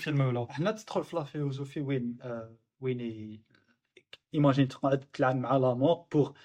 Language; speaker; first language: French; non-native, local second language; Arabic